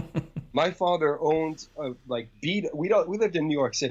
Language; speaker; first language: English; native; English